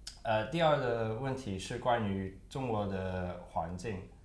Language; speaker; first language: Chinese; early bilingual, heritage; Chinese